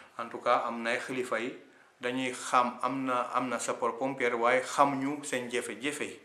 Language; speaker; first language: Wolof; non-native, fluent; Italian